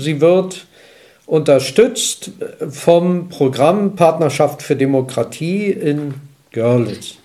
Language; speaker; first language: German; native; German